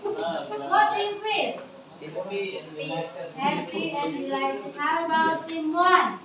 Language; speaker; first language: English; non-native, learner; Indonesian